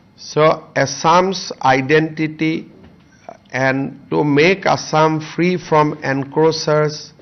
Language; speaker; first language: English; non-native, local second language; Assamese